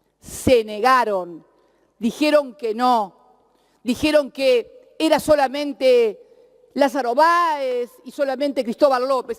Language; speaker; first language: Spanish; native; Spanish